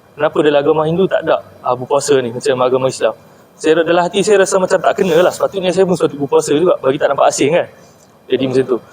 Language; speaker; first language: Malay; native; Malay